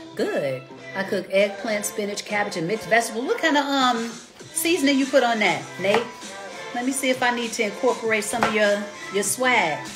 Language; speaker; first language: English; native; English